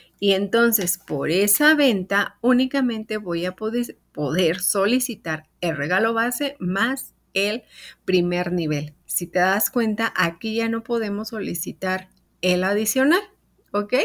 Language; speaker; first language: Spanish; native; Spanish